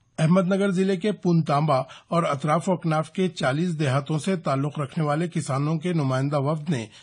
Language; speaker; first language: Urdu; native; Urdu